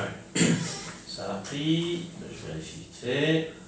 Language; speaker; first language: French; native; French